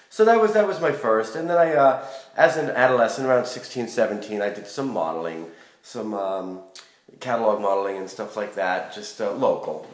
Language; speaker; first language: English; native; English